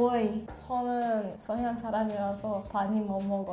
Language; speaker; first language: Korean; non-native, learner; Russian